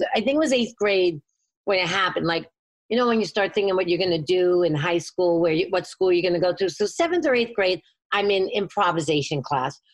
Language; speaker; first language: English; native; English